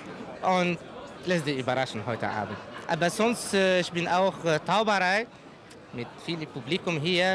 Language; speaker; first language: German; non-native, learner; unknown